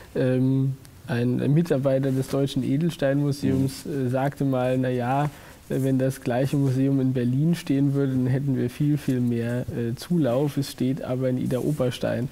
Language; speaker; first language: German; native; German